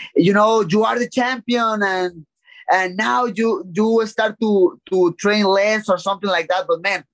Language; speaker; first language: English; non-native, learner; Spanish